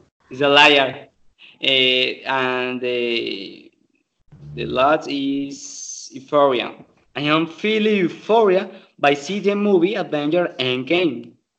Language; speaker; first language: English; non-native, learner; Spanish